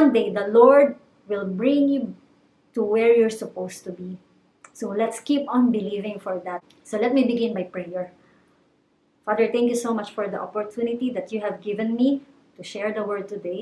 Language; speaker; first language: English; non-native, local second language; Filipino